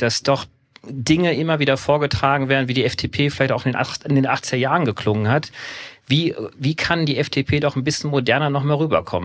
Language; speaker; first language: German; native; German